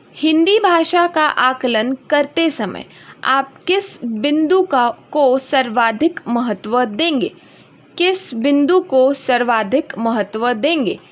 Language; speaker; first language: Hindi; non-native, local second language; Marathi